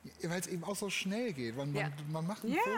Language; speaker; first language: German; native; German